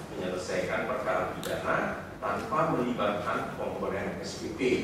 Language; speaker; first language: Indonesian; native; Indonesian